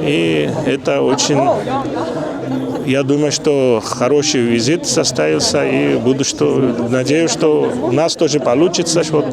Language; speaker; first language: Russian; non-native, fluent; Georgian